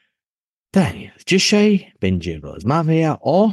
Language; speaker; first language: Polish; non-native, learner; English